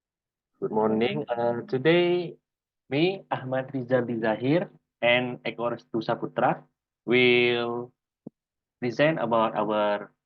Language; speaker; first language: English; non-native, learner; Indonesian